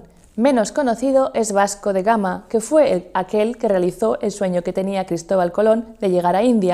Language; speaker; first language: Spanish; native; Spanish